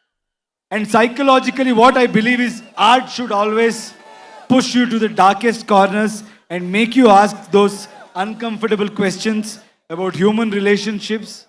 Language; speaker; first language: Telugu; non-native, local second language; Kannada